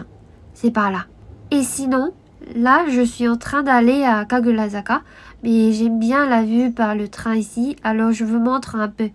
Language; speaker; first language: French; non-native, fluent; Japanese